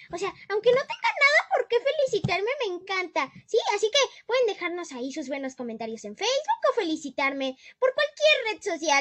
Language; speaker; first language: Spanish; native; Spanish